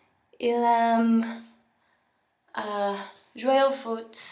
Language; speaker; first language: French; non-native, learner; English